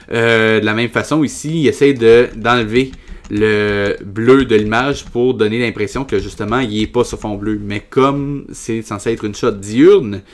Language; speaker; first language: French; native; French